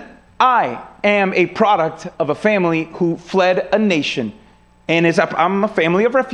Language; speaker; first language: English; native; English